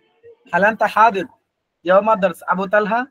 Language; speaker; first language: Arabic; non-native, learner; Bangla